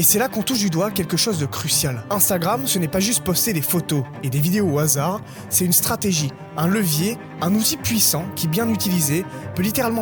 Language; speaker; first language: French; native; French